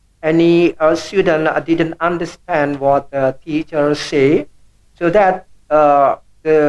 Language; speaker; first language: English; non-native, learner; Indonesian